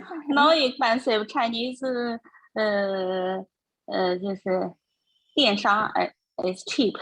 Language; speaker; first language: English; non-native, learner; Chinese